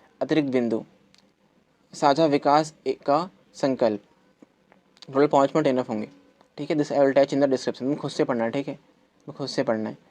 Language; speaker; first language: Hindi; native; Hindi